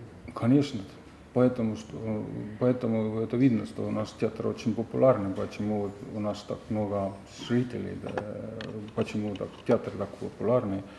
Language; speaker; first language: Russian; non-native, fluent; Estonian